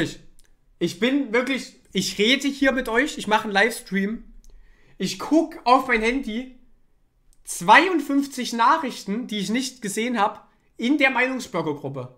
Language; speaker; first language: German; native; German